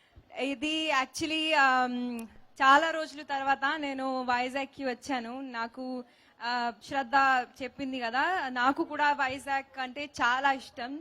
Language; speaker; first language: Telugu; non-native, local second language; Hindi